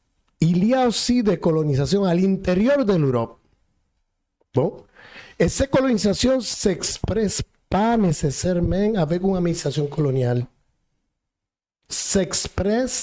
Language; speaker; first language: French; non-native, fluent; Spanish